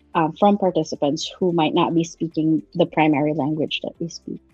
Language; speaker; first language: English; non-native, local second language; Cebuano